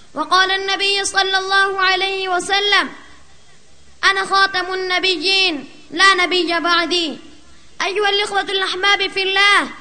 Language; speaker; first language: Arabic; non-native, fluent; Urdu